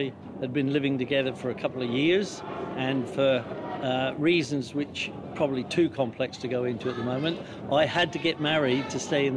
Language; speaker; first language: English; native; English